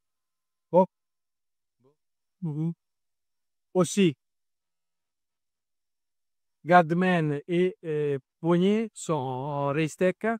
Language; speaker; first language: French; non-native, learner; Italian